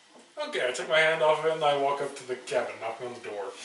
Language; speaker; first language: English; native; English